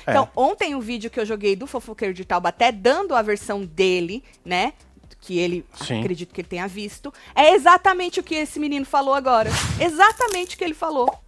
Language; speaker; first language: Portuguese; native; Portuguese